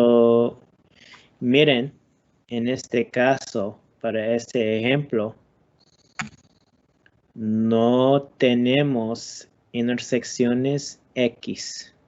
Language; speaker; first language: Spanish; non-native, learner; English